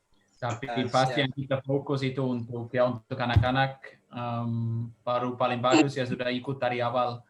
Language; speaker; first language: Indonesian; non-native, fluent; Swiss German